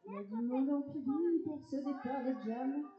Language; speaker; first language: French; native; French